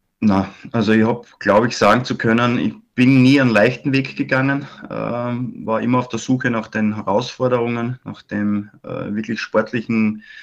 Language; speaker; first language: German; native; German